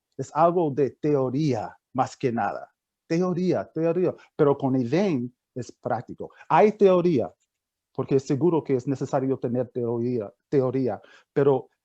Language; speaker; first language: Spanish; non-native, fluent; English